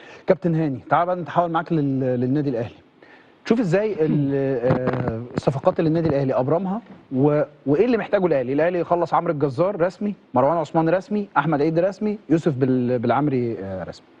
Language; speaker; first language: Arabic; native; Arabic